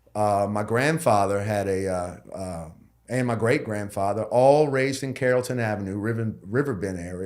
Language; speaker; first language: English; native; English